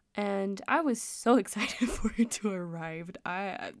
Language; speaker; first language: English; non-native, fluent; Danish